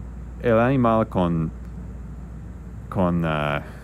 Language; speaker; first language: Spanish; non-native, learner; English